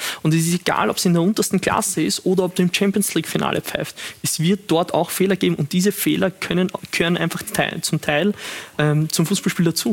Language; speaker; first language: German; native; German